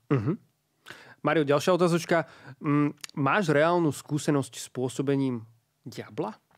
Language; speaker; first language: Slovak; native; Slovak